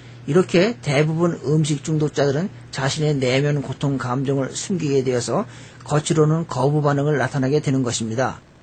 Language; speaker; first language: Korean; native; Korean